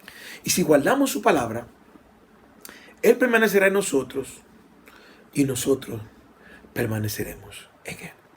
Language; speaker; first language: Spanish; native; Spanish